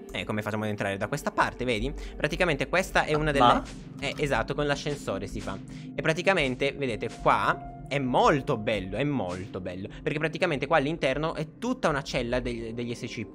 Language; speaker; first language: Italian; native; Italian